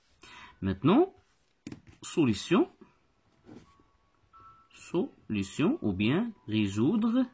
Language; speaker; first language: French; non-native, local second language; Arabic